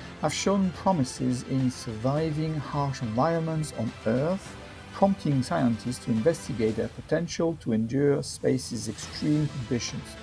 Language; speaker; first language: English; non-native, fluent; French